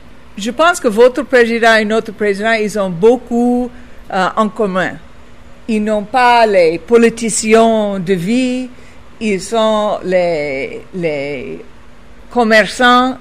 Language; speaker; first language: French; non-native, fluent; English